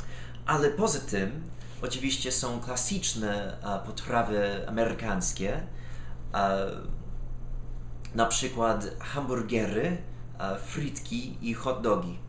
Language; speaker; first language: Polish; non-native, fluent; English